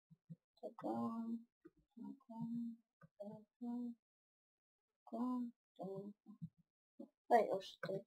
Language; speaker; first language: Bulgarian; early bilingual, other home language; Russian